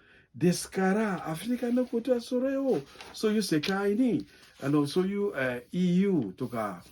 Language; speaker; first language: Japanese; non-native, learner; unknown